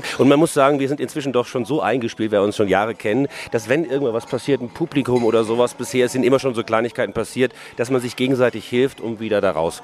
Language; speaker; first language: German; native; German